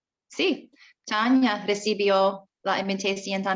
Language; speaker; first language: Spanish; non-native, learner; English